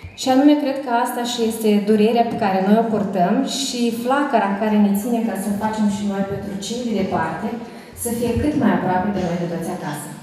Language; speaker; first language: Romanian; native; Romanian